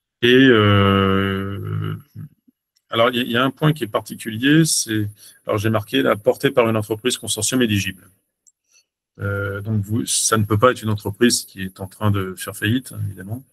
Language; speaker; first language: French; native; French